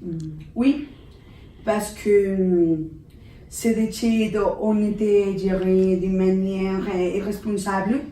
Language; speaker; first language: French; non-native, learner; Spanish